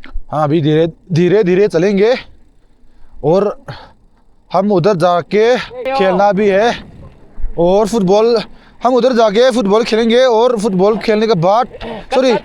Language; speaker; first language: Hindi; non-native, local second language; Mizo